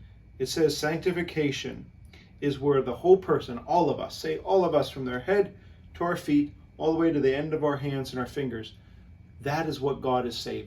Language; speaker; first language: English; native; English